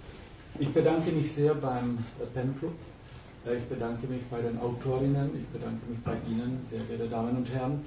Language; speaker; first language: German; early bilingual, heritage; German